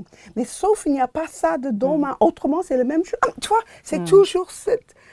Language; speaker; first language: French; non-native, fluent; English